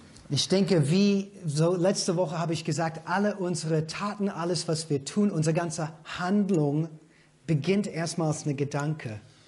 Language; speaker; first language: German; non-native, fluent; English